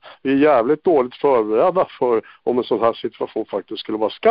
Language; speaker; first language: Swedish; native; Swedish